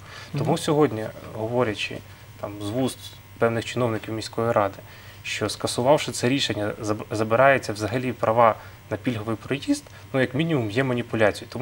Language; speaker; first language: Ukrainian; native; Ukrainian